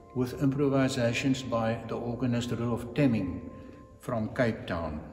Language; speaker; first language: English; non-native, local second language; Afrikaans